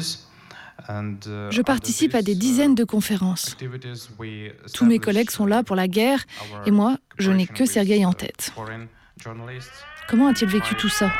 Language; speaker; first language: French; native; French